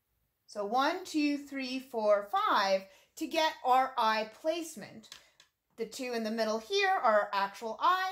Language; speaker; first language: English; native; English